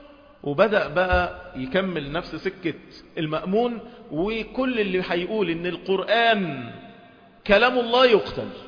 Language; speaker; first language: Arabic; native; Arabic